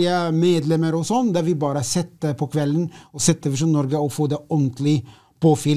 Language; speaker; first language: Swedish; non-native, fluent; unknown